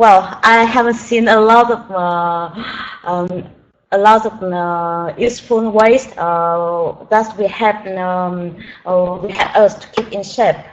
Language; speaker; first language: English; non-native, learner; Vietnamese